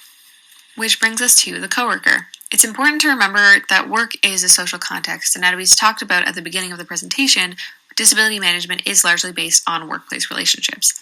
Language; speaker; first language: English; native; English